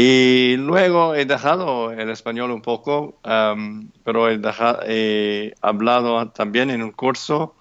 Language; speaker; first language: Spanish; non-native, fluent; English